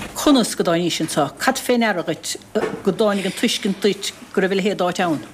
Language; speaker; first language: Irish; native; Irish